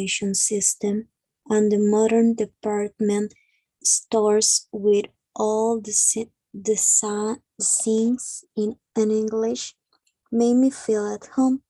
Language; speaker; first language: English; non-native, learner; Spanish